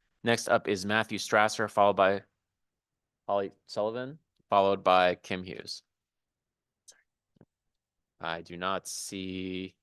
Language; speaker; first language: English; native; English